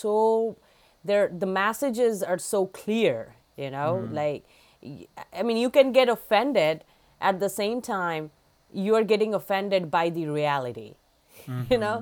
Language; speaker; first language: English; non-native, local second language; Bangla